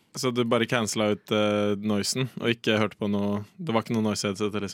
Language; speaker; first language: Norwegian; native; Norwegian